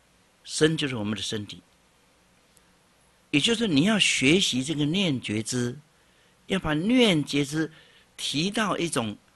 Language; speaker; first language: Chinese; native; Chinese